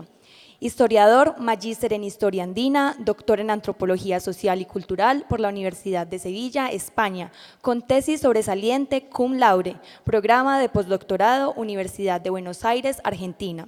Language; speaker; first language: Spanish; native; Spanish